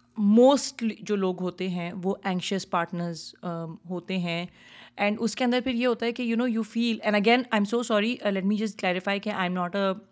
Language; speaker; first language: Urdu; native; Urdu